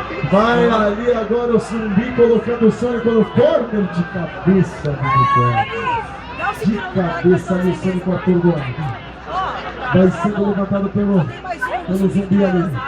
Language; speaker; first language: Portuguese; native; Portuguese